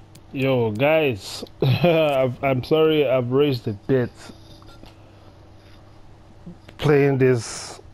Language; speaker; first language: English; native; English